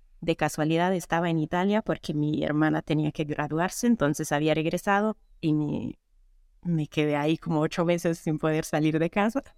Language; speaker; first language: Spanish; non-native, fluent; Italian